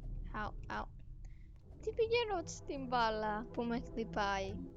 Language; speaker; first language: Greek; early bilingual, heritage; Greek